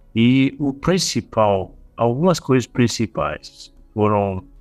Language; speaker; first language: Portuguese; non-native, fluent; English